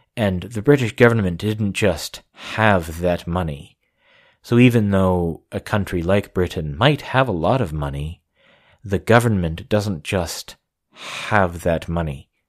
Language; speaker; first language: English; native; English